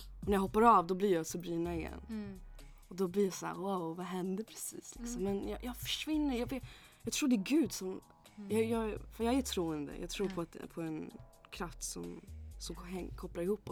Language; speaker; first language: Swedish; early bilingual, other home language; English